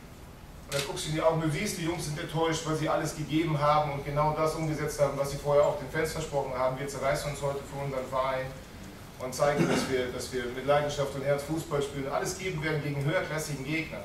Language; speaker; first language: German; native; German